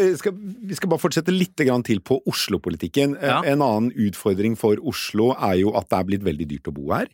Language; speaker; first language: Norwegian; native; Norwegian